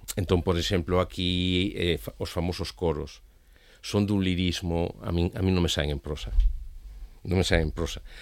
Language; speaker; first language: Galician; non-native, local second language; Spanish